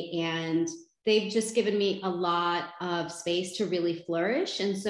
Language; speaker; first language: English; native; English